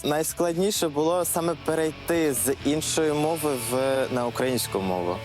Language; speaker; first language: Ukrainian; non-native, fluent; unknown